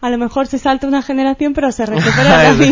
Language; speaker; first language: Spanish; native; Spanish